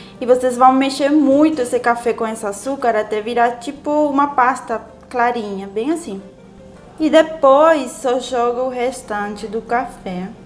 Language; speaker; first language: Portuguese; non-native, fluent; Spanish